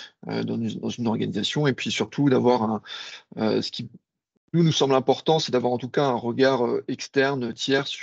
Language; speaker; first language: French; native; French